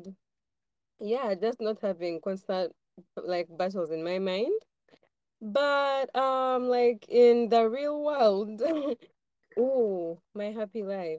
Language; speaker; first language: English; non-native, local second language; Ganda